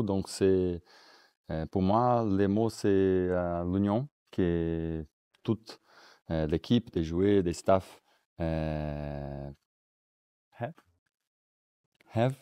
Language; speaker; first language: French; non-native, learner; Portuguese